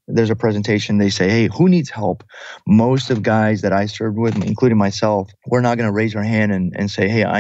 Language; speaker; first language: English; early bilingual, other home language; Russian